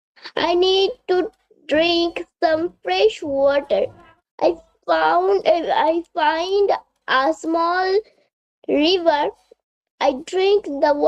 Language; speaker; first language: English; non-native, learner; Bangla